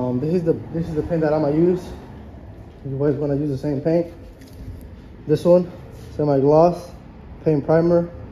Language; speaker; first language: English; early bilingual, other home language; Spanish